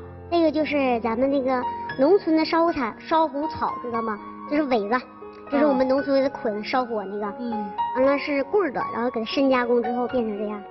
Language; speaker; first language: Chinese; native; Chinese